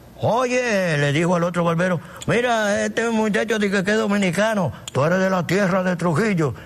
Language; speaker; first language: Spanish; native; Spanish